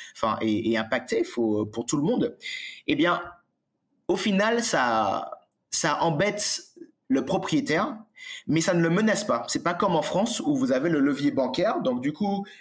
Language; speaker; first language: French; native; French